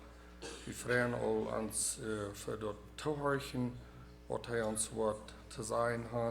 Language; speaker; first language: German; early bilingual, heritage; Plautdietsch